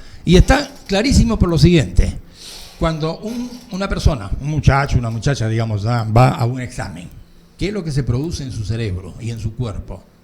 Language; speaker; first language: Spanish; native; Spanish